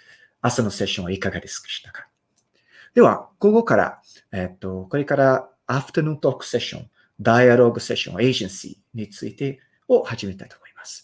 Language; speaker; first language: Japanese; non-native, fluent; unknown